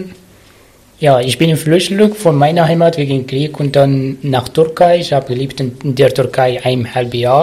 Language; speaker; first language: German; non-native, learner; Arabic